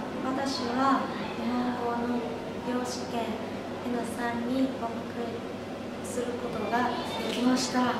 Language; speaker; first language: Japanese; non-native, learner; Vietnamese